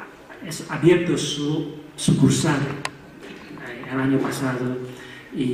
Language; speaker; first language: Spanish; non-native, fluent; Chinese